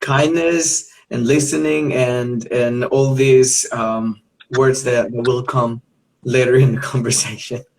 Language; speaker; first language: English; non-native, fluent; Spanish